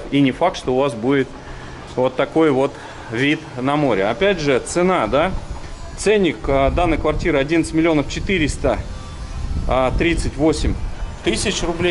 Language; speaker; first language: Russian; native; Russian